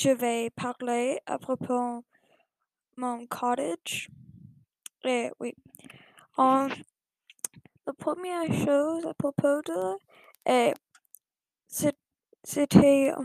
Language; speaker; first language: French; non-native, learner; English